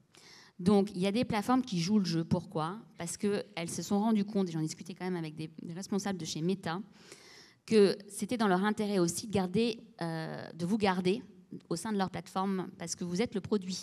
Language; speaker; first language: French; native; French